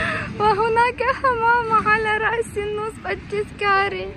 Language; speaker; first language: Arabic; non-native, fluent; Ukrainian